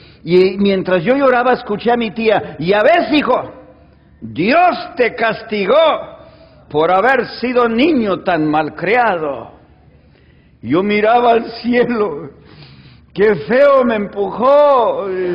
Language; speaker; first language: Spanish; native; Spanish